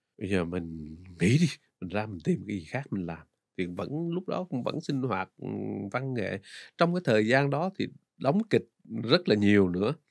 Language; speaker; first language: Vietnamese; native; Vietnamese